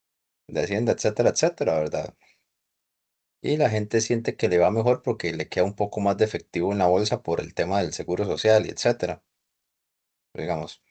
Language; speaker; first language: Spanish; native; Spanish